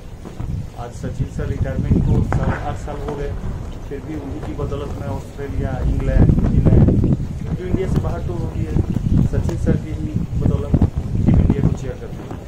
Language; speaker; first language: Hindi; native; Hindi